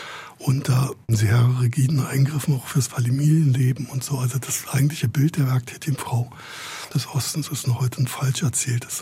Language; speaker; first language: German; native; German